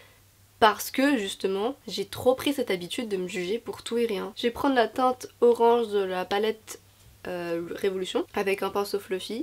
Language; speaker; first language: French; native; French